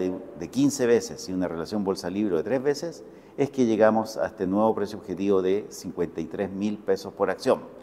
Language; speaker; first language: Spanish; native; Spanish